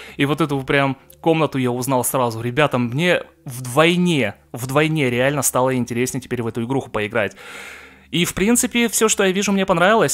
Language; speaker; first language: Russian; native; Russian